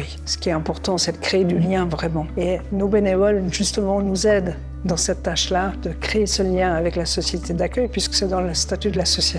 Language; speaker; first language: French; native; French